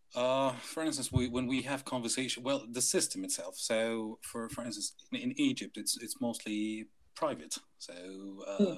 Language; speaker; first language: English; non-native, fluent; Arabic